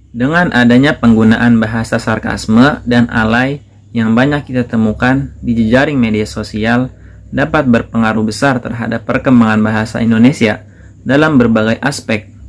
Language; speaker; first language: Indonesian; native; Indonesian